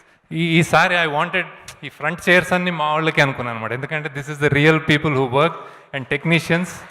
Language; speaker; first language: Telugu; native; Telugu